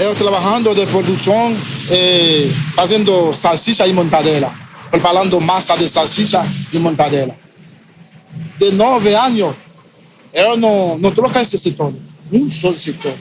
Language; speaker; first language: Portuguese; non-native, learner; Haitian Creole